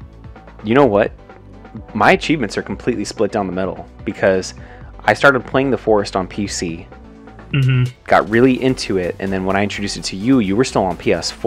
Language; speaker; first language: English; native; English